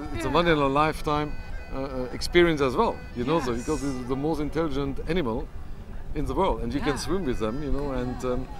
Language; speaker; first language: English; non-native, fluent; German